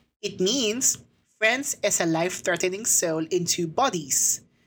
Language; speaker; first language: English; non-native, local second language; Filipino